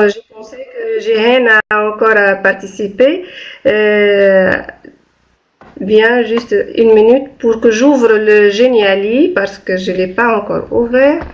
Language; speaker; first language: French; non-native, local second language; Arabic